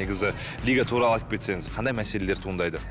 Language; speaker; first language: Kazakh; native; Kazakh